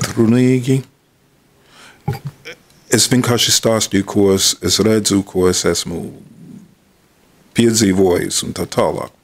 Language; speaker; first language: Latvian; non-native, fluent; English